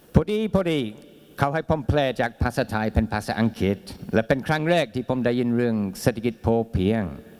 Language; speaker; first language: Thai; non-native, fluent; English